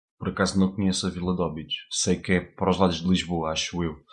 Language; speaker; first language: Portuguese; native; Portuguese